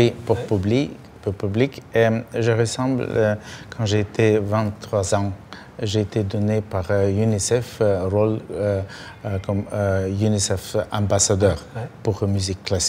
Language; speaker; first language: French; non-native, learner; Russian